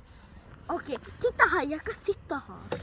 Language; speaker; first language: Swedish; early bilingual, other home language; Bangla